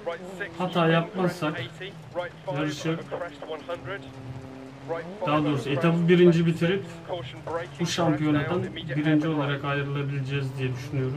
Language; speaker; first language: Turkish; native; Turkish